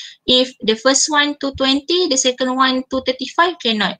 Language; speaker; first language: English; non-native, local second language; Malay